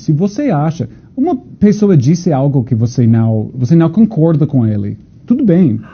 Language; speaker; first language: Portuguese; non-native, fluent; English